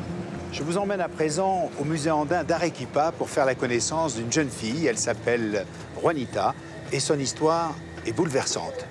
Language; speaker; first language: French; native; French